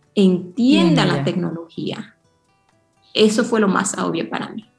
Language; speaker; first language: Spanish; early bilingual, heritage; Spanish